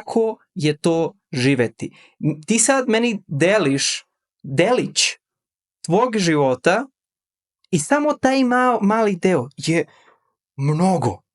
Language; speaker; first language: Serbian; early bilingual, heritage; Serbian